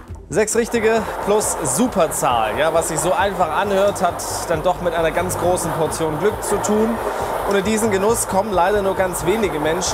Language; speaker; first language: German; native; German